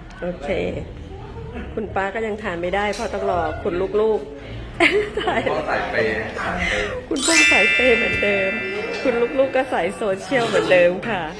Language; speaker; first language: Thai; native; Thai